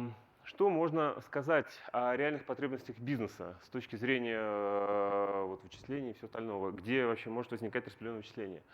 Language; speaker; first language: Russian; native; Russian